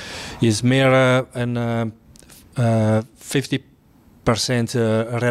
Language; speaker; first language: Dutch; non-native, learner; Italian